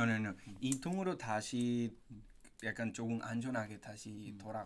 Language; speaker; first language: Korean; non-native, fluent; Spanish